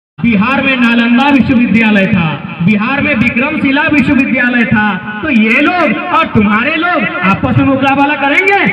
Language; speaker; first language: Hindi; non-native, local second language; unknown